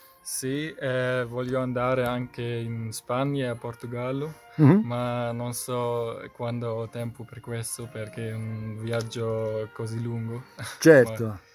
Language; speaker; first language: Italian; non-native, learner; German